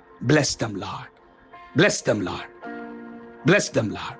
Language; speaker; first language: English; non-native, local second language; Tamil